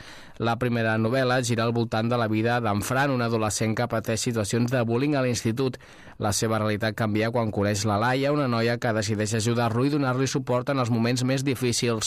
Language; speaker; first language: Catalan; native; Catalan